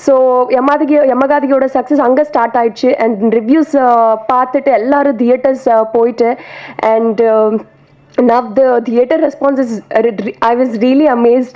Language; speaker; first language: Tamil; non-native, learner; Telugu